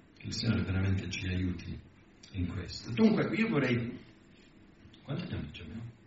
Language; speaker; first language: Italian; non-native, fluent; English